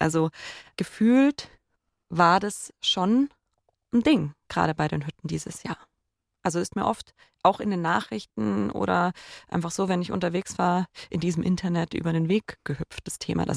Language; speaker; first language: German; native; German